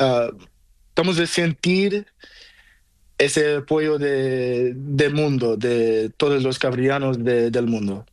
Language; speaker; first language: Spanish; non-native, learner; Portuguese